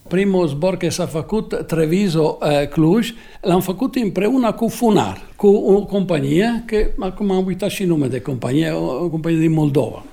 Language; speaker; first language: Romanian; non-native, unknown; Italian